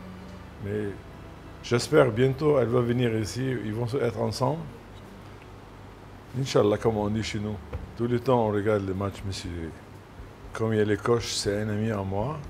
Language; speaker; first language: French; non-native, learner; Arabic